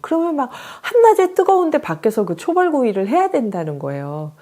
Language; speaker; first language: Korean; native; Korean